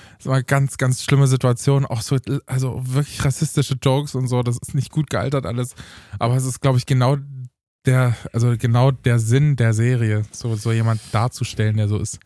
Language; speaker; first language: German; early bilingual, other home language; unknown